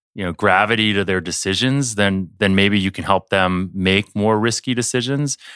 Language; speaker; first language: English; early bilingual, other home language; Chinese